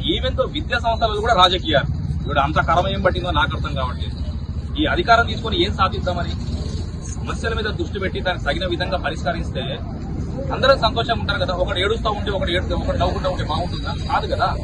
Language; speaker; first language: Telugu; native; Telugu